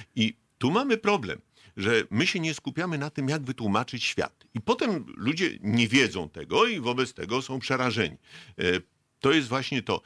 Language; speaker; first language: Polish; native; Polish